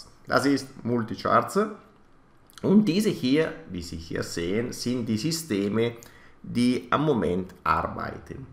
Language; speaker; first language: German; non-native, fluent; Italian